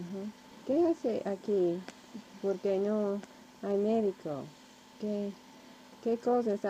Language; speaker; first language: Spanish; non-native, learner; English